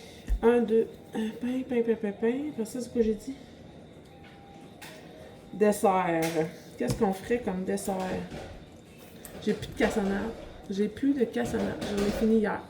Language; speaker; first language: French; native; French